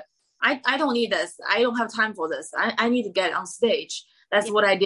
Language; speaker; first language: English; non-native, fluent; Chinese